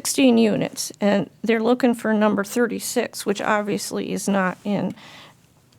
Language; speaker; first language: English; native; English